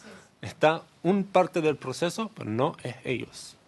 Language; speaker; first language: Spanish; non-native, learner; Hebrew